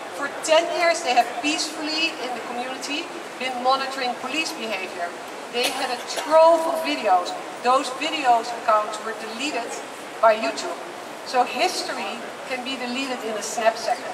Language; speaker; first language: English; non-native, fluent; Dutch